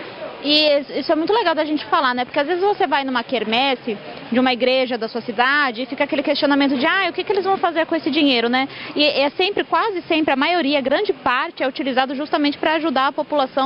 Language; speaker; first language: Portuguese; native; Portuguese